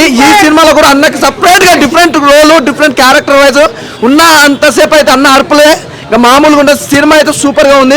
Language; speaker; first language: Telugu; native; Telugu